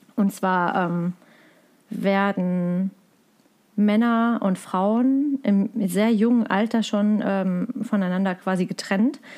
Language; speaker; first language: German; native; German